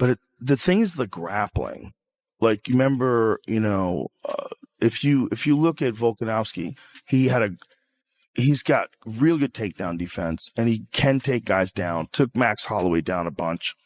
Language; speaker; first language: English; native; English